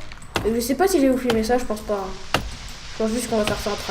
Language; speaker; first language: French; native; French